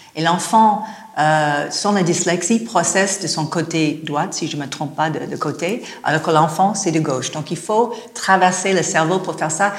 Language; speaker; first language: French; non-native, fluent; English